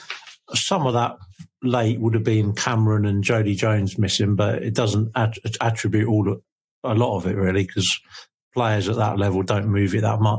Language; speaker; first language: English; native; English